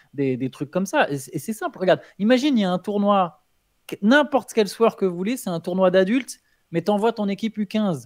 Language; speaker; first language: French; native; French